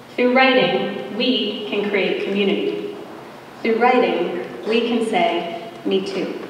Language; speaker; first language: English; native; English